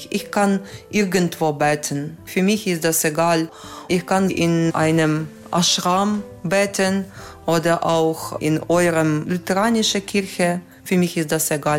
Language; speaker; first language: German; non-native, fluent; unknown